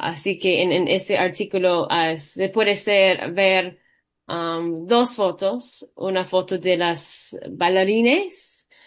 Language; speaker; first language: Spanish; early bilingual, heritage; Spanish